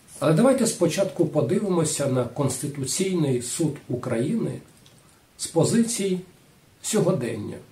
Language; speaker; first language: Ukrainian; non-native, local second language; Rusyn